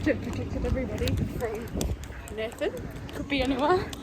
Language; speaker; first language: English; native; English